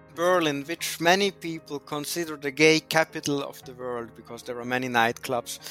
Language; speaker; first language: English; non-native, fluent; German